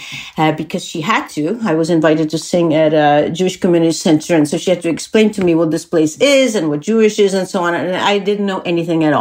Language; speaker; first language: English; non-native, fluent; Czech